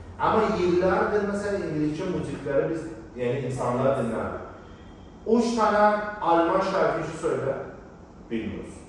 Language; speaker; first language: Turkish; non-native, fluent; Persian